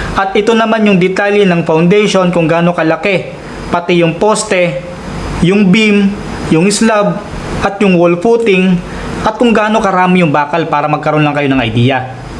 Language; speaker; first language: Filipino; non-native, local second language; Waray